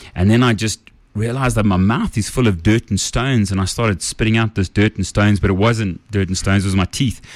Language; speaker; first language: English; native; English